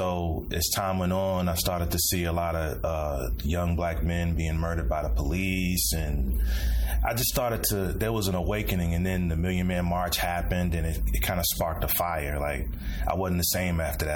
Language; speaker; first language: English; native; English